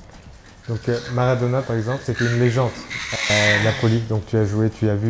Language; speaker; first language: French; non-native, fluent; Turkish